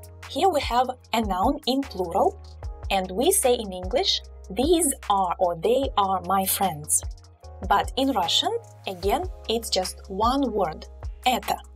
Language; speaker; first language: English; non-native, fluent; Russian